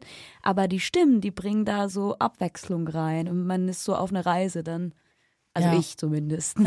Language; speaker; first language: German; native; German